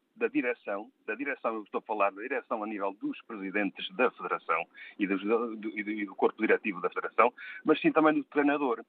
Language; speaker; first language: Portuguese; native; Portuguese